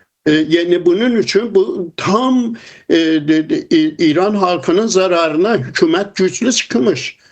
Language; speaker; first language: Turkish; non-native, fluent; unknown